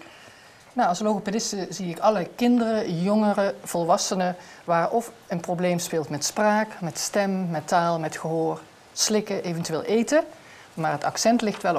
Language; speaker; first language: Dutch; native; Dutch